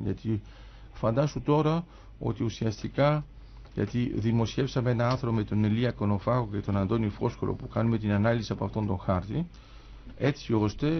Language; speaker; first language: Greek; native; Greek